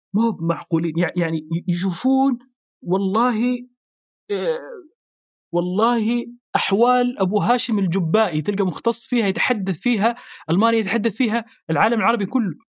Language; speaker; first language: Arabic; native; Arabic